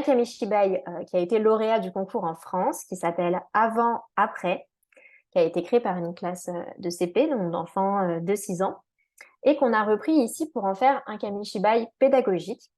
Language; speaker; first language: French; native; French